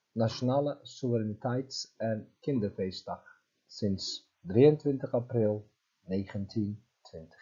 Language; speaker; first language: Dutch; non-native, fluent; Turkish